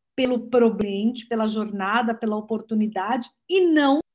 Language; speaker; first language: Portuguese; native; Portuguese